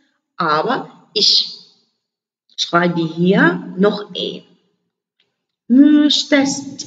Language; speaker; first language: German; non-native, learner; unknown